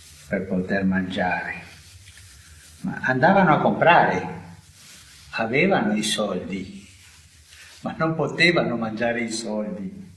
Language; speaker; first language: Italian; non-native, fluent; Spanish